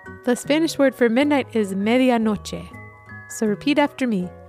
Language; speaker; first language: English; native; English